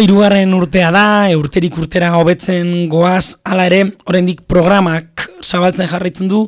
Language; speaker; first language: Basque; native; Basque